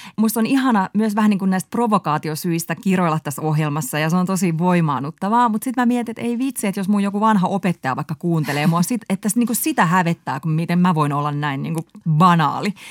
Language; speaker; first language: Finnish; native; Finnish